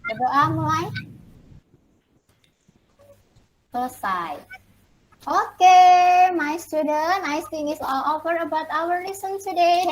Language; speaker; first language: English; non-native, learner; Indonesian